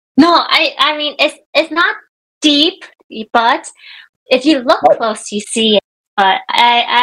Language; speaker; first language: English; native; English